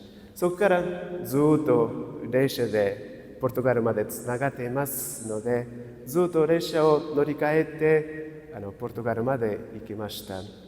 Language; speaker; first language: Japanese; non-native, fluent; Portuguese